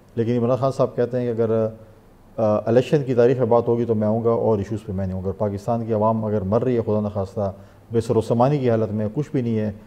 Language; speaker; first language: Urdu; non-native, local second language; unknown